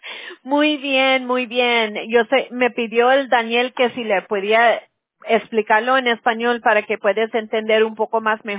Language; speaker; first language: Spanish; early bilingual, heritage; Spanish